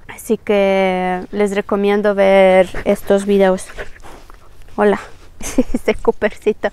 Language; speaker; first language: Spanish; non-native, fluent; Ukrainian